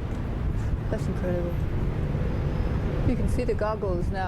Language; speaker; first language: English; native; English